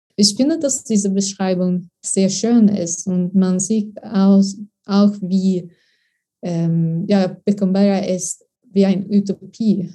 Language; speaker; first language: German; non-native, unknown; Swedish